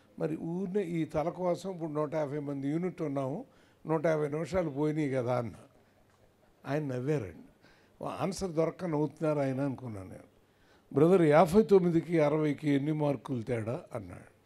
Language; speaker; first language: Telugu; native; Telugu